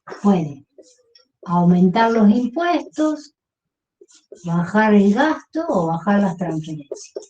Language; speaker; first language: Spanish; native; Spanish